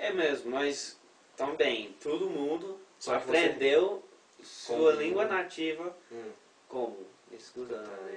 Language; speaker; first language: Portuguese; non-native, fluent; English